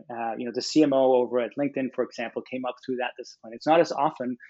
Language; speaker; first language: English; non-native, fluent; Danish